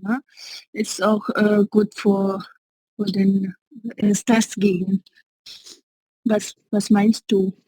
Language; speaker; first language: German; non-native, learner; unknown